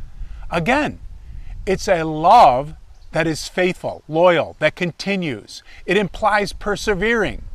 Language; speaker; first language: English; native; English